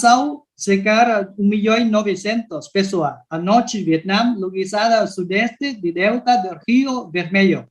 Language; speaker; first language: Spanish; non-native, learner; Vietnamese